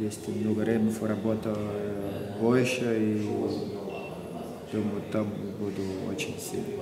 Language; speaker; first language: Russian; non-native, learner; Portuguese